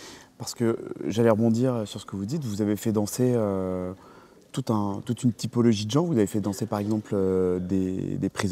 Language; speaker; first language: French; native; French